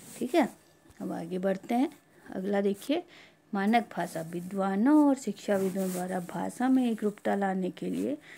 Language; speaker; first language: Hindi; native; Hindi